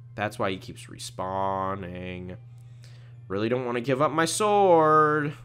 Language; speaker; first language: English; native; English